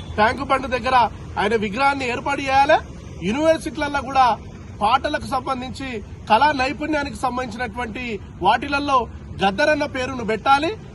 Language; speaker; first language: Telugu; native; Telugu